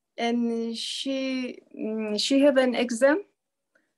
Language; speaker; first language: English; non-native, learner; Turkish